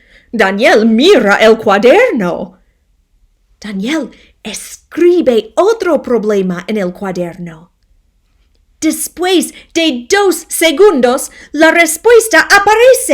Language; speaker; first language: Spanish; non-native, fluent; English